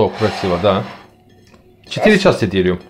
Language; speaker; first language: Russian; non-native, learner; Turkish